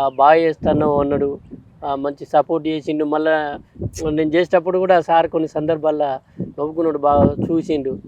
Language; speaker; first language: Telugu; native; Telugu